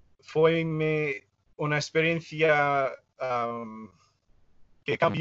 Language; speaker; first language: Spanish; non-native, fluent; English